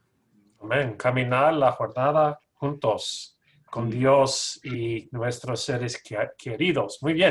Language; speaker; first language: Spanish; non-native, learner; English